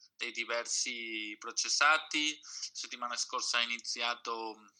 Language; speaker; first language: Italian; non-native, fluent; Catalan